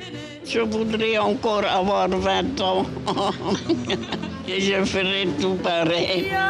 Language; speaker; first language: French; non-native, local second language; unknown